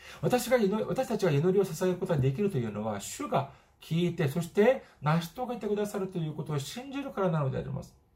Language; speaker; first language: Japanese; non-native, fluent; Korean